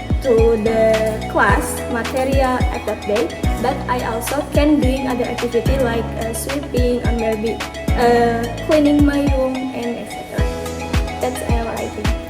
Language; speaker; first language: English; non-native, learner; Indonesian